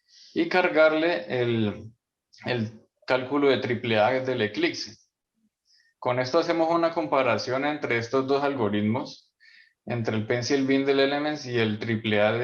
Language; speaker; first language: Spanish; native; Spanish